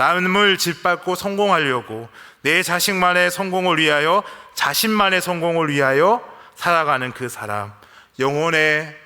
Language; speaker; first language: Korean; native; Korean